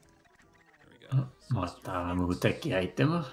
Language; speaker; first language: Japanese; non-native, learner; English